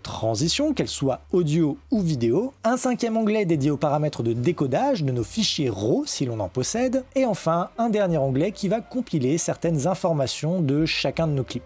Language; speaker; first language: French; native; French